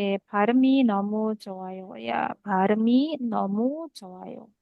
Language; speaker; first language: Korean; non-native, fluent; Indonesian